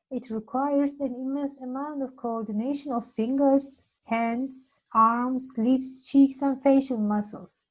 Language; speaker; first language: English; non-native, fluent; Turkish